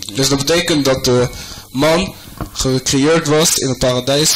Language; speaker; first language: Dutch; non-native, fluent; French